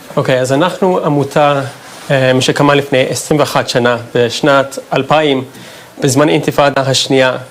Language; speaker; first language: Hebrew; non-native, fluent; English